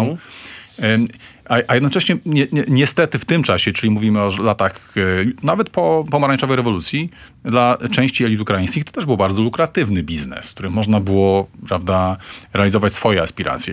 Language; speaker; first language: Polish; native; Polish